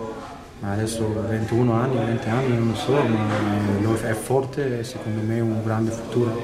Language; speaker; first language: Italian; non-native, learner; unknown